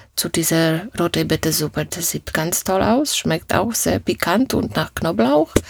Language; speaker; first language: German; non-native, fluent; Polish